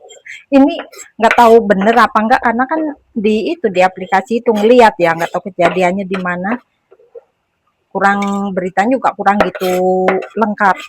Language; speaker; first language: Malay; non-native, local second language; Indonesian